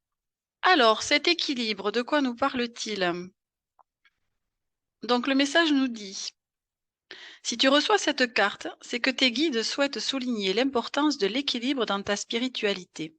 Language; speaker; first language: French; native; French